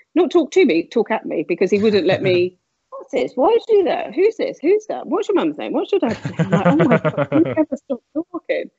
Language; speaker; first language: English; native; English